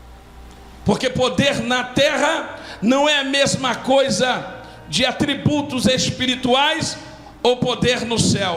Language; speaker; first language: Portuguese; native; Portuguese